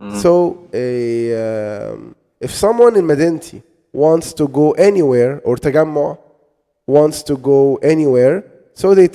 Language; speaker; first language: English; non-native, fluent; Arabic